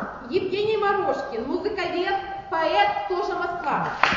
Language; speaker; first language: Russian; non-native, local second language; Ukrainian